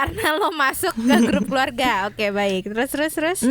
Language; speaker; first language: Indonesian; native; Indonesian